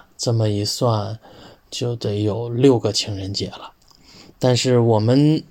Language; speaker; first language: Chinese; native; Chinese